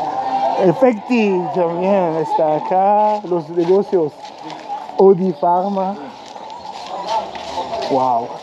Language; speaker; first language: Spanish; non-native, learner; English